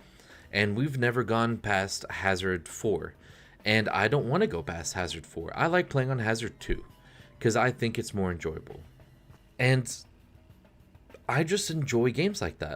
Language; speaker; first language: English; native; English